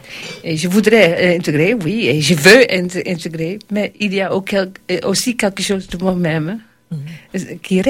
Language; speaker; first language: French; non-native, learner; Dutch